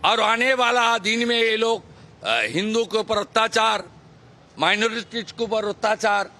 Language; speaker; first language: Hindi; non-native, local second language; Bangla